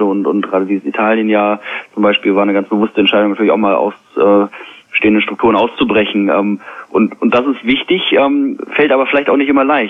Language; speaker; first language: German; native; German